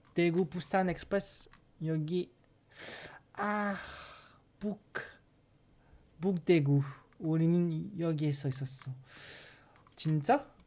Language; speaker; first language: Korean; non-native, learner; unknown